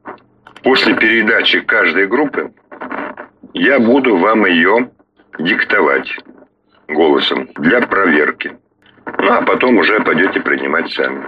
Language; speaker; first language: Russian; native; Russian